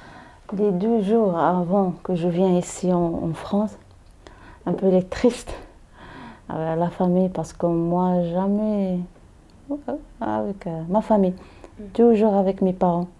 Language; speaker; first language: French; non-native, learner; Arabic